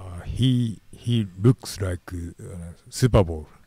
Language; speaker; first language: English; non-native, learner; Japanese